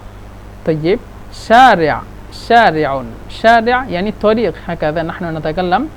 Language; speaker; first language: Egyptian Arabic; non-native, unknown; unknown